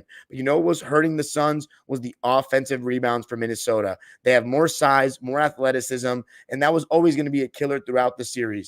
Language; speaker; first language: English; native; English